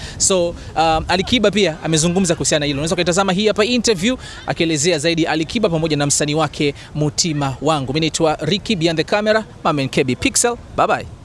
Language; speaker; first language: Swahili; native; Swahili